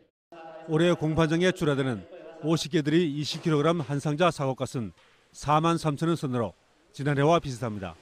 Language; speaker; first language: Korean; native; Korean